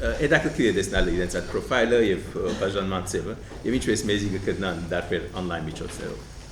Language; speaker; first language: Armenian; early bilingual, heritage; Armenian